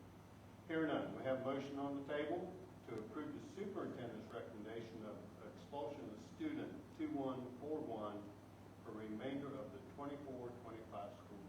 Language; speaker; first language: English; native; English